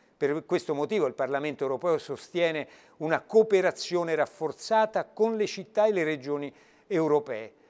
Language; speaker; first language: Italian; native; Italian